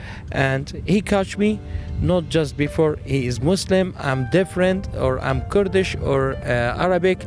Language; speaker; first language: English; non-native, learner; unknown